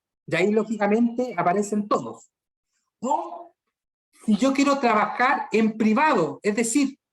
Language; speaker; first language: Spanish; native; Spanish